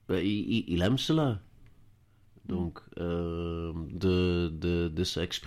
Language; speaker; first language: French; non-native, learner; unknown